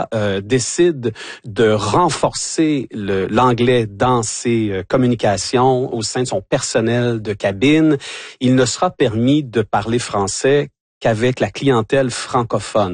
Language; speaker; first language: French; native; French